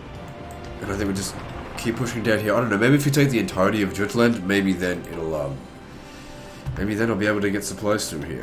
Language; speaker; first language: English; native; English